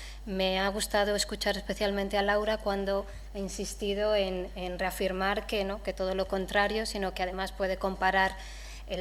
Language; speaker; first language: Spanish; native; Spanish